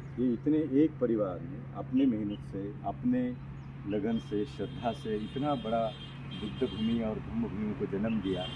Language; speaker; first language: Hindi; non-native, local second language; Marathi